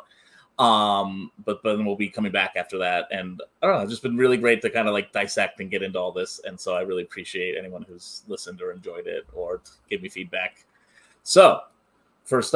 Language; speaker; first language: English; native; English